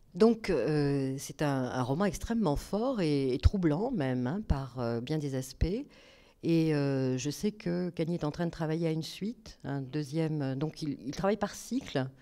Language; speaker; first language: French; native; French